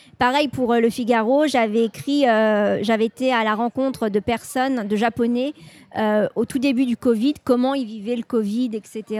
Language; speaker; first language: French; native; French